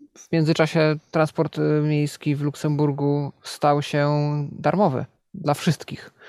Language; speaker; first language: Polish; native; Polish